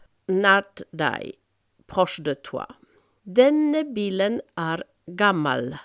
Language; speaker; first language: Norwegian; non-native, fluent; French